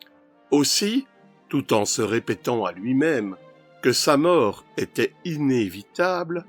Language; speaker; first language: French; native; French